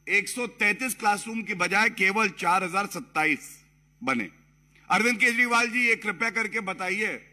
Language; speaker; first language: Hindi; native; Hindi